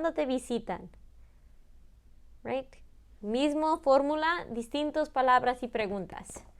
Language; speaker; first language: Spanish; early bilingual, heritage; Spanish